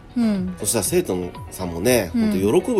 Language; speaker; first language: Japanese; native; Japanese